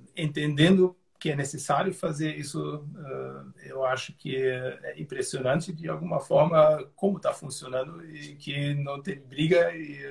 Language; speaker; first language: Portuguese; non-native, fluent; German